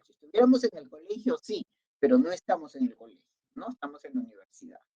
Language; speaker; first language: Spanish; native; Spanish